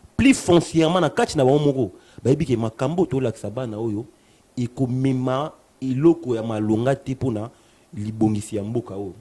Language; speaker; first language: Lingala; native; Lingala